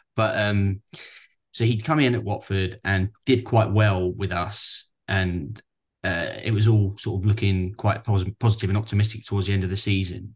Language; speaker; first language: English; native; English